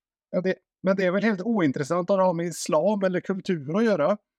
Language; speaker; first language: Swedish; native; Swedish